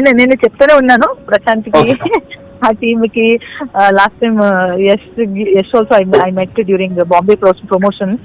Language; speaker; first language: Telugu; non-native, local second language; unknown